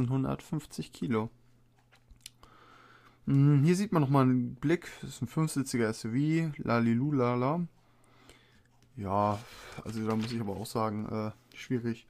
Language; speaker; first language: German; native; German